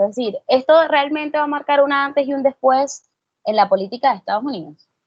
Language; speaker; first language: Spanish; native; Spanish